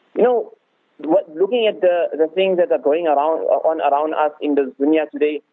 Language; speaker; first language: English; native; English